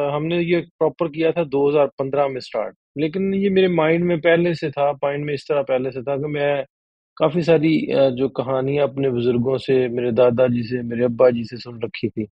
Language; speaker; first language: Urdu; non-native, local second language; Punjabi